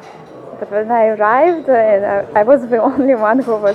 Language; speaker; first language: English; non-native, fluent; Russian